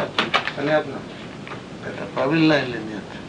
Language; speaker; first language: Russian; non-native, learner; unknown